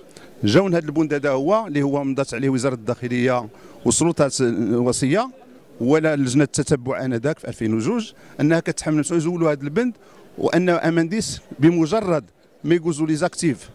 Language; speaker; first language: Arabic; native; Arabic